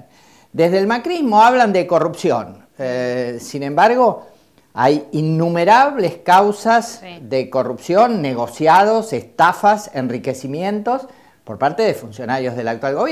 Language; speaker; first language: Spanish; native; Spanish